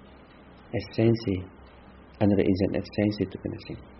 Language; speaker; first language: Dutch; non-native, fluent; Vietnamese